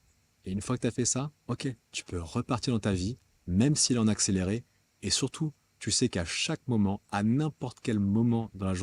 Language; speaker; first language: French; native; French